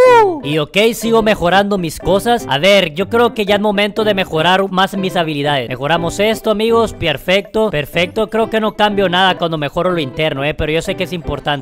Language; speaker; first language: Spanish; native; Spanish